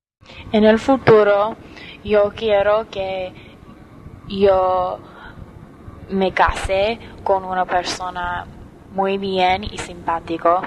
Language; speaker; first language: Spanish; non-native, learner; English